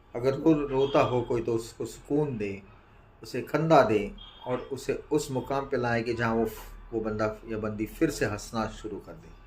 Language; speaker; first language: Hindi; non-native, local second language; Marathi